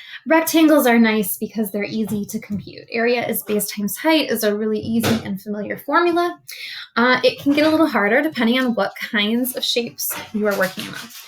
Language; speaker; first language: English; native; English